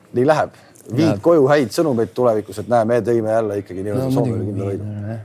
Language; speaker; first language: Estonian; native; Estonian